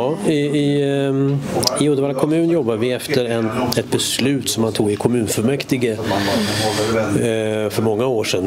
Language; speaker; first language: Swedish; native; Swedish